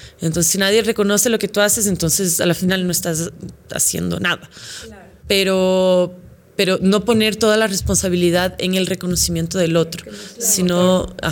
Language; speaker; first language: Spanish; non-native, fluent; Portuguese